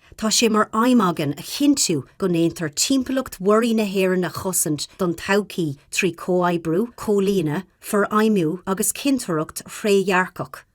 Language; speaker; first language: Irish; non-native, local second language; English